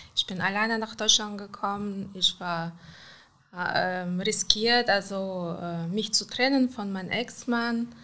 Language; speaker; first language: German; non-native, fluent; Romanian